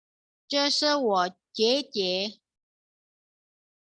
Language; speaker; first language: Chinese; non-native, learner; Indonesian